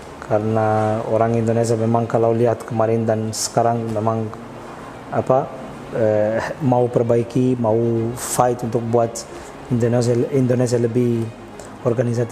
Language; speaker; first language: Indonesian; non-native, fluent; Portuguese